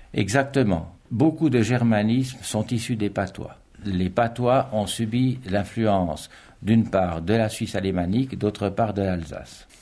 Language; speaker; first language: French; native; French